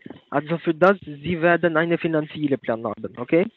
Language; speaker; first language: German; non-native, learner; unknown